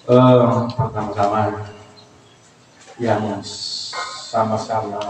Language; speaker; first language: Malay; non-native, local second language; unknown